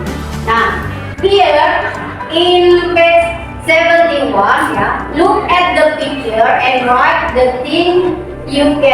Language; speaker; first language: English; non-native, learner; Indonesian